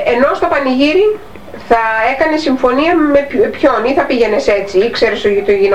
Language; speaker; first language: Greek; native; Greek